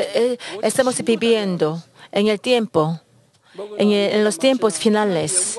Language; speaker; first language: Spanish; non-native, learner; Korean